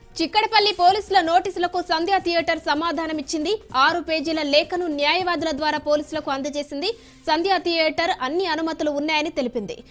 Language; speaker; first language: Telugu; native; Telugu